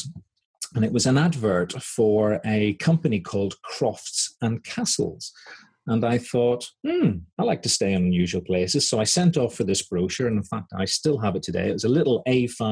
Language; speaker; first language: English; native; English